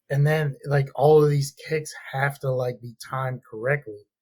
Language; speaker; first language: English; native; English